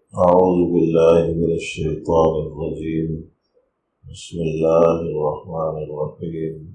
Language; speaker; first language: Urdu; native; Urdu